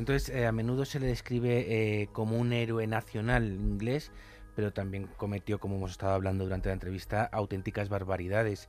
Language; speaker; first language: Spanish; native; Spanish